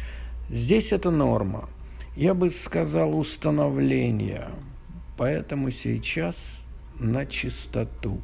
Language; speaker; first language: Russian; native; Russian